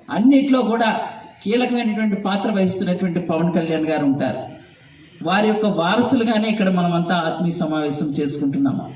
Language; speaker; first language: Telugu; native; Telugu